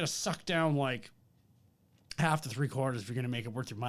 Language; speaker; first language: English; native; English